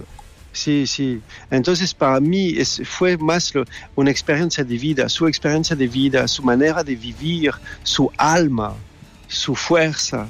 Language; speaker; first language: Spanish; non-native, learner; French